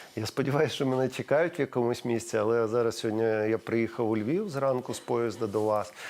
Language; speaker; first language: Ukrainian; non-native, local second language; Russian